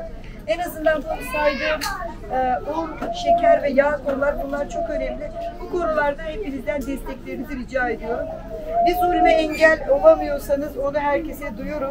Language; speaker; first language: Turkish; native; Turkish